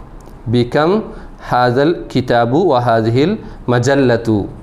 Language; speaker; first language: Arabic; non-native, fluent; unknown